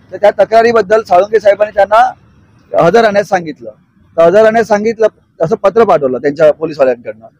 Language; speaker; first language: Marathi; native; Marathi